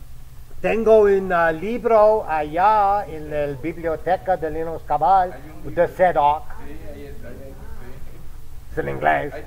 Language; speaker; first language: Spanish; non-native, fluent; English